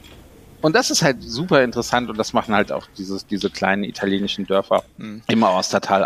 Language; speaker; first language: German; native; German